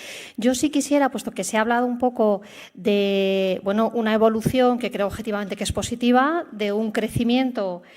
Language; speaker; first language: Spanish; native; Spanish